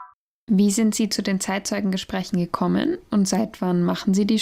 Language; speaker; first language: German; native; German